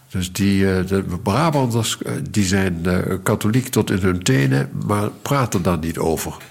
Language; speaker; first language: Dutch; native; Dutch